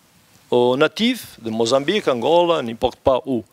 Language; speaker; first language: French; non-native, fluent; Portuguese